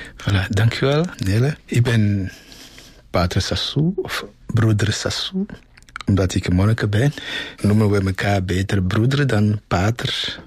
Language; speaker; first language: Dutch; non-native, fluent; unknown